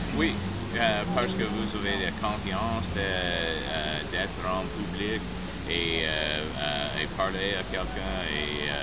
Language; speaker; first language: French; non-native, local second language; English